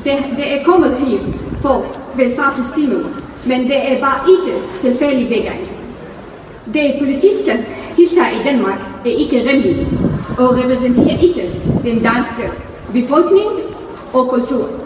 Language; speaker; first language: Danish; non-native, fluent; Arabic